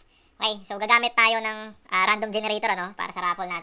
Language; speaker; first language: Filipino; native; Filipino